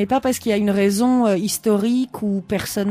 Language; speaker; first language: French; native; French